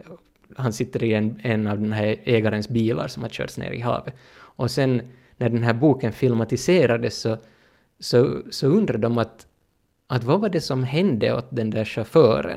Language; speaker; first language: Swedish; native; Swedish